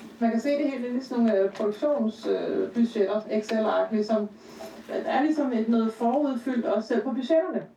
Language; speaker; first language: Danish; native; Danish